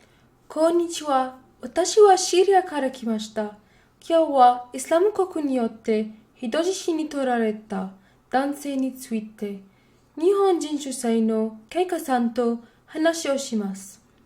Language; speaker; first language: Japanese; non-native, fluent; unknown